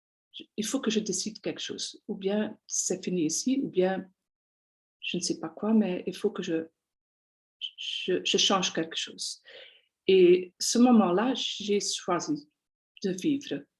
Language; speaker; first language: French; non-native, local second language; Dutch